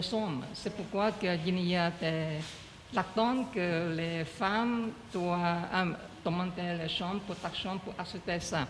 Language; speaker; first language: French; non-native, learner; Chinese